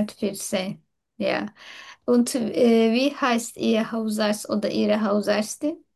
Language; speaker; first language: German; non-native, learner; Turkish